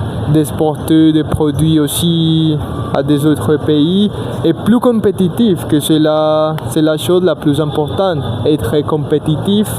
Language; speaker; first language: French; non-native, learner; Spanish